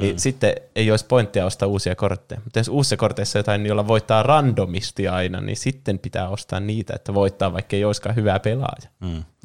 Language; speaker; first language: Finnish; native; Finnish